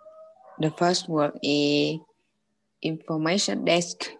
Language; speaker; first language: English; non-native, learner; Vietnamese